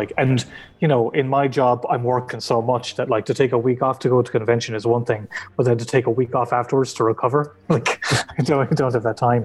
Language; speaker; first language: English; native; English